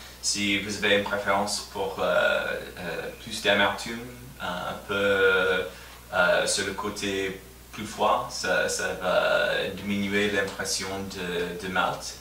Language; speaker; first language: French; non-native, fluent; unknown